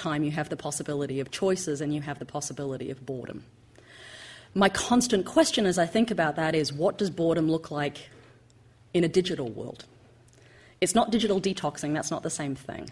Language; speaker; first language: English; native; English